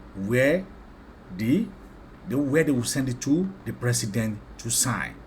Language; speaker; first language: English; non-native, local second language; Yoruba